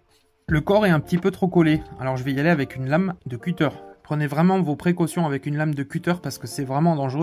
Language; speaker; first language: French; native; French